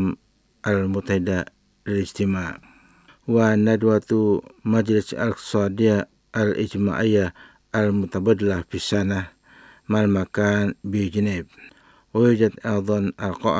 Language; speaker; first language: Arabic; non-native, fluent; Indonesian